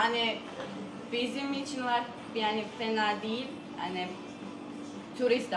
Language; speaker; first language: Turkish; non-native, learner; Croatian